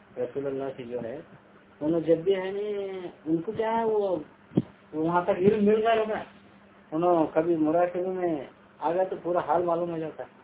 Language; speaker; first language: Urdu; native; Urdu